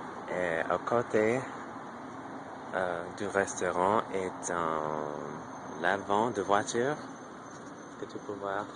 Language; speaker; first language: French; non-native, learner; English